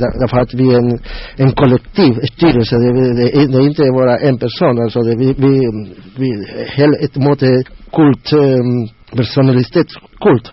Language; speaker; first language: Swedish; non-native, learner; Spanish